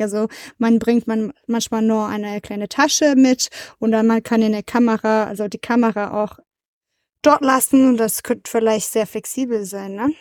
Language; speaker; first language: German; non-native, learner; French